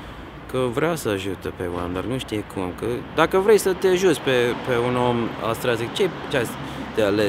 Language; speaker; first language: Romanian; non-native, learner; English